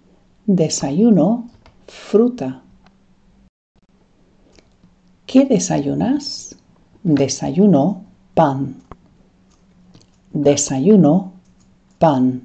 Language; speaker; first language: Spanish; non-native, fluent; English